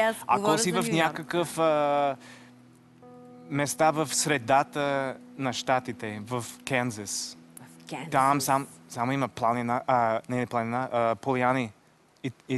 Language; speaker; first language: Bulgarian; non-native, learner; English